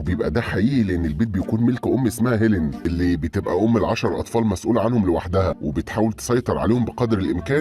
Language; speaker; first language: Arabic; native; Arabic